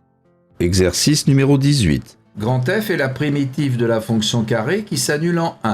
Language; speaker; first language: French; native; French